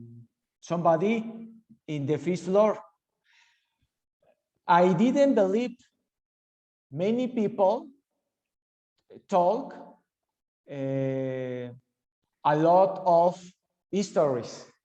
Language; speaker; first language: English; non-native, learner; Spanish